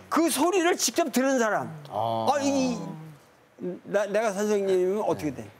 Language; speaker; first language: Korean; native; Korean